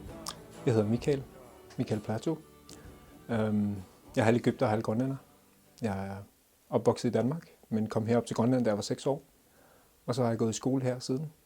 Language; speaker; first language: Danish; early bilingual, other home language; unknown